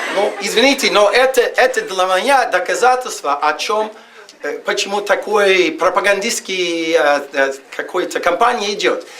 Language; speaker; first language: Russian; non-native, fluent; English